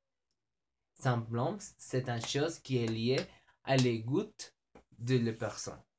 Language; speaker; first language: French; non-native, learner; Spanish